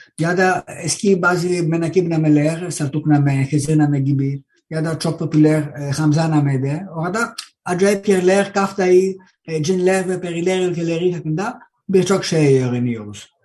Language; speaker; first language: Turkish; non-native, learner; Greek